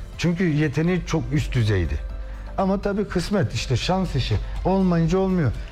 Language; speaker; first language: Turkish; native; Turkish